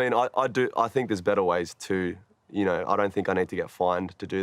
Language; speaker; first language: English; native; English